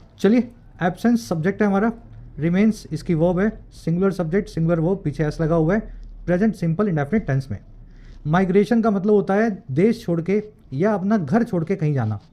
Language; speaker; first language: Hindi; native; Hindi